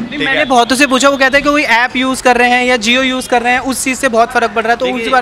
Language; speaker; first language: Hindi; native; Hindi